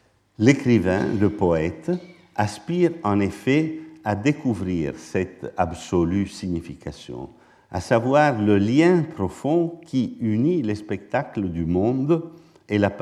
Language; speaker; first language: French; non-native, fluent; Italian